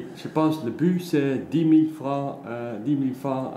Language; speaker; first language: French; non-native, learner; Dutch